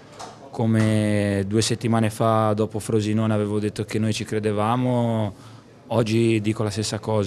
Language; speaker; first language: Italian; native; Italian